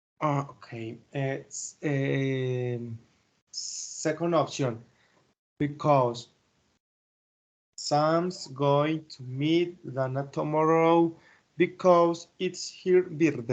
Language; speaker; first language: English; non-native, learner; Spanish